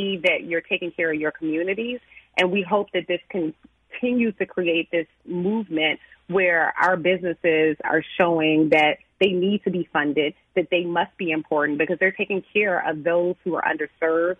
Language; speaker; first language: English; native; English